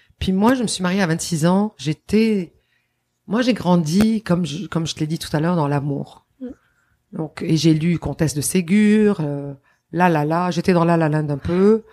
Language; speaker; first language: French; non-native, local second language; Arabic